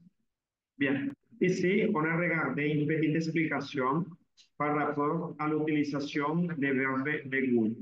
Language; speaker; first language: French; non-native, fluent; Spanish